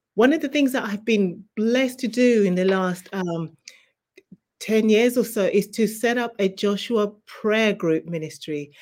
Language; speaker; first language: English; native; English